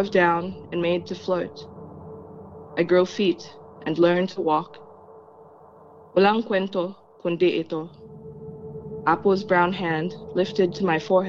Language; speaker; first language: English; non-native, local second language; Filipino